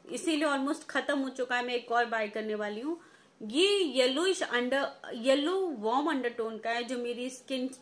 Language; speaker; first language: Hindi; native; Hindi